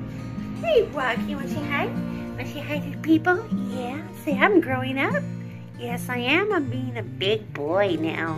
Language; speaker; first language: English; native; English